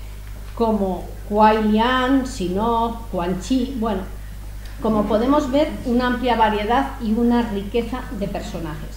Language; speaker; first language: Spanish; native; Spanish